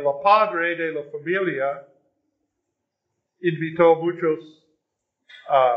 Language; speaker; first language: Spanish; non-native, fluent; English